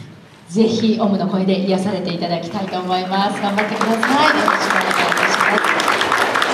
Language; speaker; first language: Japanese; native; Japanese